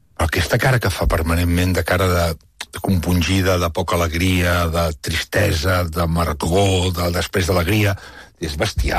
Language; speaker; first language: Catalan; native; Catalan